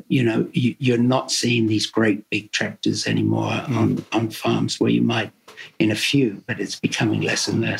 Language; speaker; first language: English; native; English